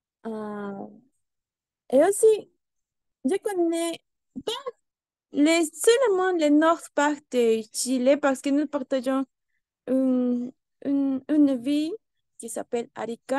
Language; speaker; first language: French; non-native, learner; Spanish